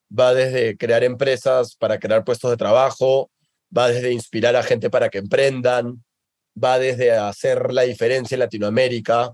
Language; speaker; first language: Spanish; native; Spanish